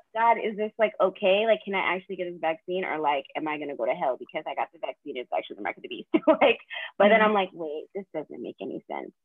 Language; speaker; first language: English; native; English